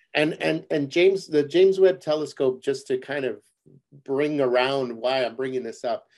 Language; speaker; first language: English; early bilingual, other home language; Spanish